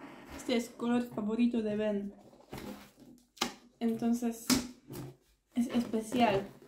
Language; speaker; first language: Spanish; non-native, learner; Polish